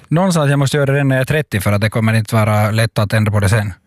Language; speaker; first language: Swedish; native; Swedish